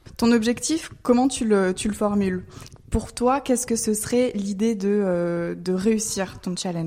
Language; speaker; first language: French; native; French